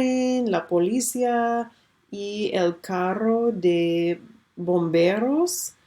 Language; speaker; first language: Spanish; non-native, learner; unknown